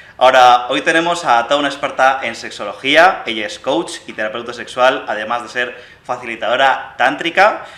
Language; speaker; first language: Spanish; native; Spanish